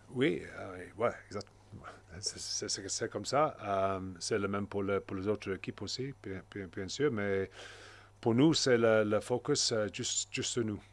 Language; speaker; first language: French; non-native, learner; English